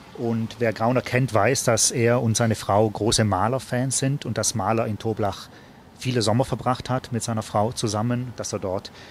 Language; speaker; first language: German; native; German